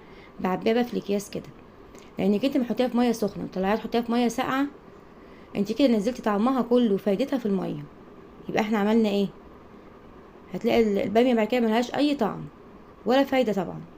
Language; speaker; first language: Arabic; native; Arabic